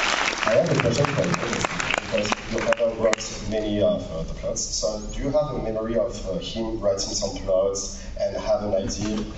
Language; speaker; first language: English; non-native, learner; French